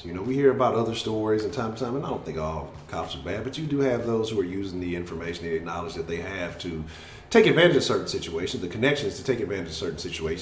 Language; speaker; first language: English; native; English